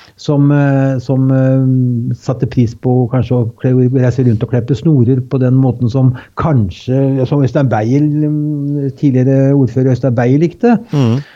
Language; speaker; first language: Norwegian; native; Norwegian